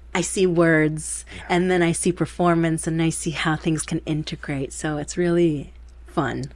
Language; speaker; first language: English; early bilingual, other home language; Spanish